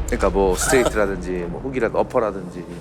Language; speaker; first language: Korean; native; Korean